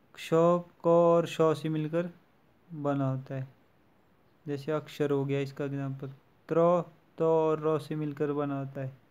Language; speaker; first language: Hindi; native; Hindi